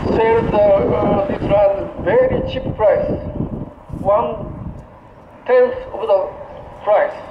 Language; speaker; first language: English; non-native, learner; Japanese